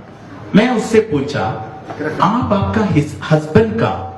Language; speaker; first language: Hindi; non-native, learner; Nepali